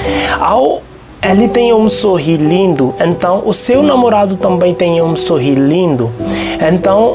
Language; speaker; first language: Portuguese; non-native, local second language; Hindi